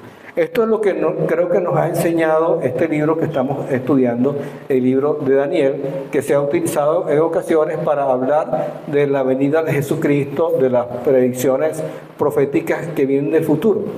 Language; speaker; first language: Spanish; native; Spanish